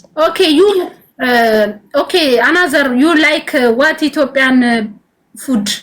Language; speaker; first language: English; non-native, learner; Amharic